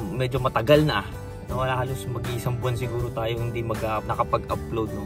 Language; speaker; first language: Filipino; native; Filipino